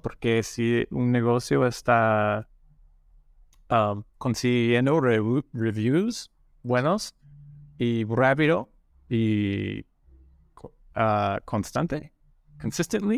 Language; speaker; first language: Spanish; non-native, learner; English